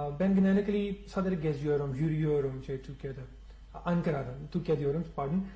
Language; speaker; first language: Turkish; non-native, learner; Urdu